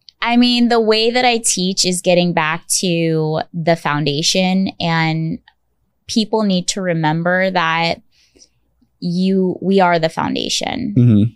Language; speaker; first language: English; native; English